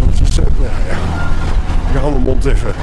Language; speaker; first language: Dutch; native; Dutch